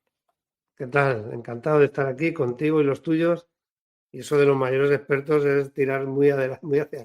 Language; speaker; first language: Spanish; native; Spanish